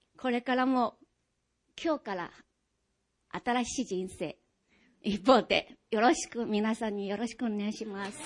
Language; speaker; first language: Japanese; non-native, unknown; Chinese